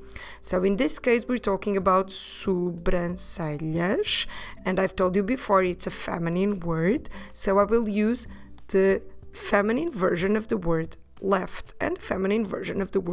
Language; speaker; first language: English; non-native, fluent; Portuguese